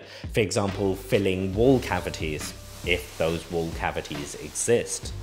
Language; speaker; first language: English; native; English